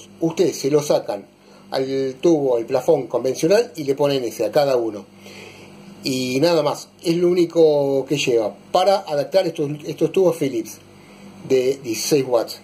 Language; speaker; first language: Spanish; native; Spanish